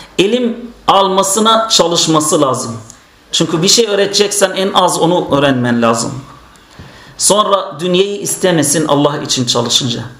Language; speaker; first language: Turkish; non-native, fluent; Arabic